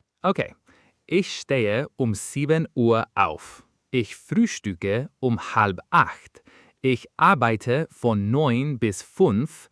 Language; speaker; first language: German; non-native, learner; English